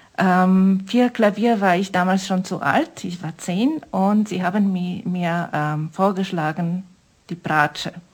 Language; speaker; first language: German; non-native, fluent; Polish